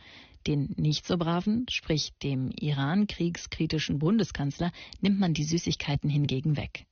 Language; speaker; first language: German; native; German